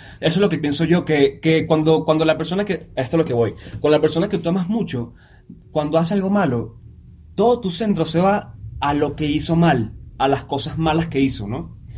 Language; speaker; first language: Spanish; native; Spanish